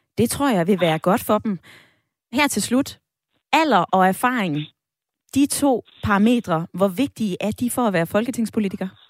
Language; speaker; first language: Danish; native; Danish